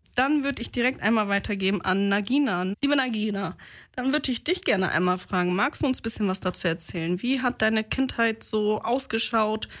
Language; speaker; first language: German; native; German